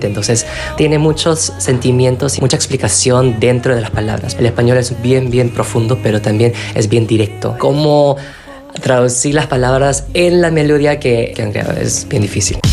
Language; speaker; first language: Spanish; non-native, fluent; Korean